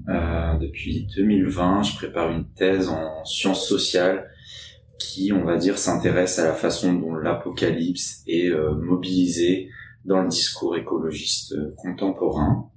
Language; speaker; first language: French; native; French